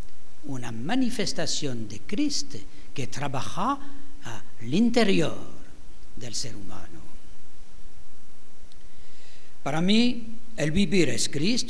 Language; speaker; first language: Spanish; non-native, fluent; French